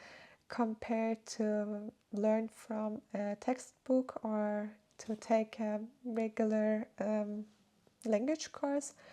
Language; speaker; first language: English; non-native, fluent; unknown